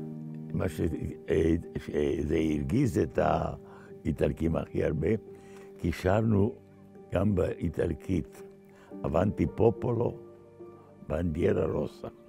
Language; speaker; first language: Hebrew; non-native, fluent; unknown